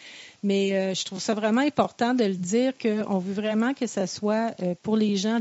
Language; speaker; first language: French; native; French